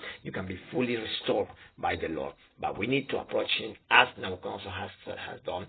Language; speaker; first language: English; non-native, fluent; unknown